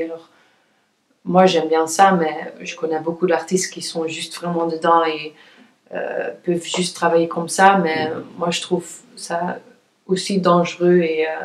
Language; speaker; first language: French; non-native, fluent; Dutch